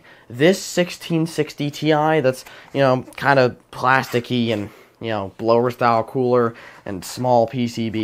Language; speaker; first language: English; native; English